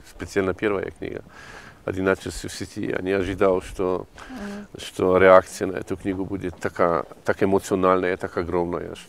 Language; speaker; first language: Russian; non-native, fluent; Polish